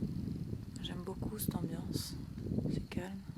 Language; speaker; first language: French; native; French